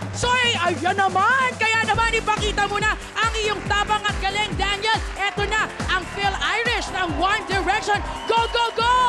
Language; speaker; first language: Filipino; native; Filipino